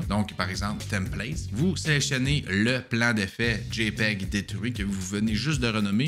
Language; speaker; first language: French; native; French